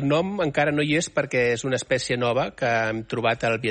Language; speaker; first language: Catalan; native; Catalan